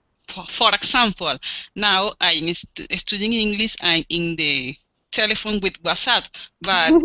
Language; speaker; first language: English; non-native, learner; Spanish